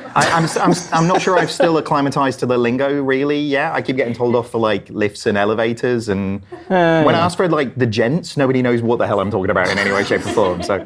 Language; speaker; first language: English; native; English